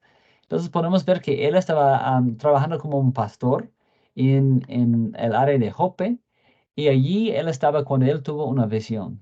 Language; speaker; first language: Spanish; non-native, fluent; English